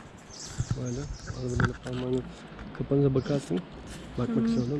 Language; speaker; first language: Turkish; native; Turkish